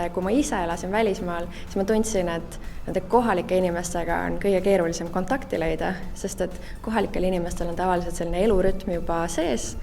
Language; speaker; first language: Estonian; native; Estonian